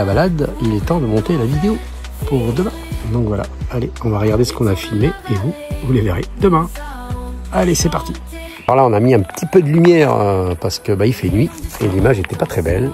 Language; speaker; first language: French; native; French